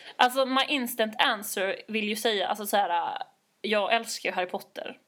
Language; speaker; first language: Swedish; native; Swedish